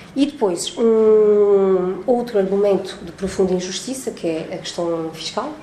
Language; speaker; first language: Portuguese; early bilingual, heritage; French